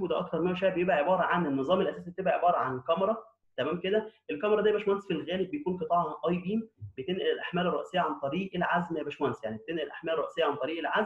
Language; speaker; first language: Arabic; native; Arabic